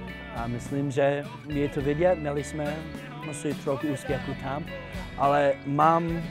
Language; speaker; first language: Czech; non-native, fluent; English